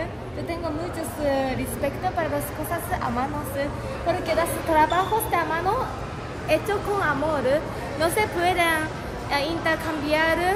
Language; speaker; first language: Spanish; non-native, learner; Japanese